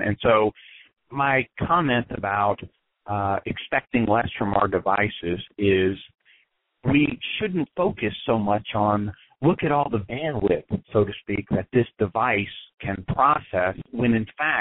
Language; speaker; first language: English; native; English